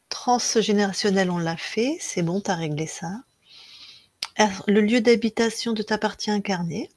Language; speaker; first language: French; native; French